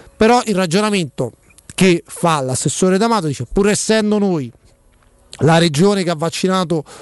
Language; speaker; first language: Italian; native; Italian